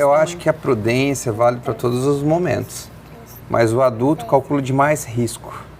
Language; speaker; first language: Portuguese; native; Portuguese